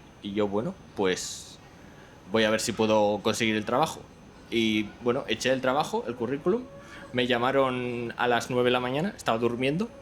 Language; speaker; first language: Spanish; native; Spanish